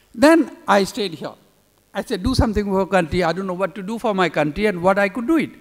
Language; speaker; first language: English; non-native, local second language; Urdu